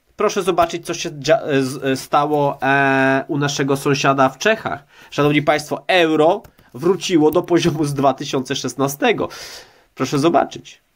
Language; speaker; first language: Polish; native; Polish